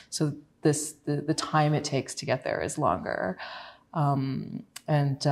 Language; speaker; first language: English; native; English